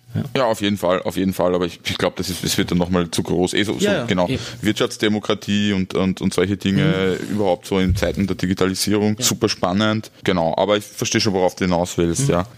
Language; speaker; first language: German; native; German